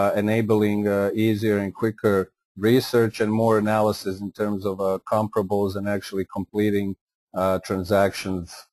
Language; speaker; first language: English; non-native, fluent; Croatian